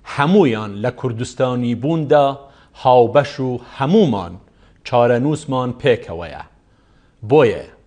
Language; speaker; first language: Central Kurdish; non-native, local second language; Kurdish